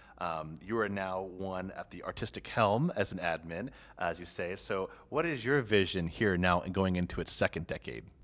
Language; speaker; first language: English; native; English